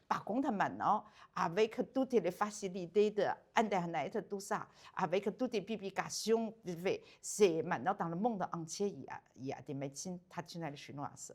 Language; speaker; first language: French; non-native, learner; Chinese